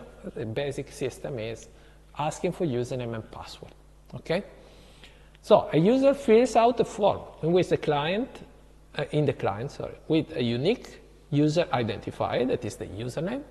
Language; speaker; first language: English; non-native, fluent; Italian